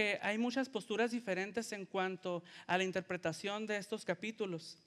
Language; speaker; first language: Spanish; native; Spanish